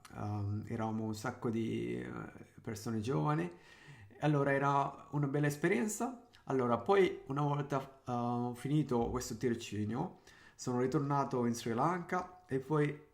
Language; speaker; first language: Italian; non-native, fluent; Sinhala